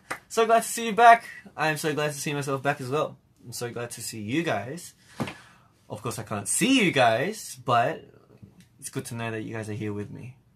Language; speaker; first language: English; early bilingual, other home language; Korean